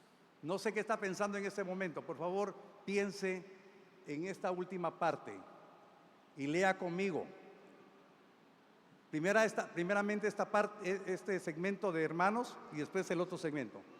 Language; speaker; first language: Spanish; native; Spanish